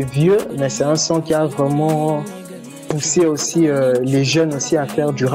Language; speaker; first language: French; non-native, local second language; Lingala